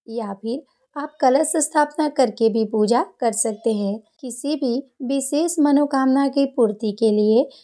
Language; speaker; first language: Hindi; native; Hindi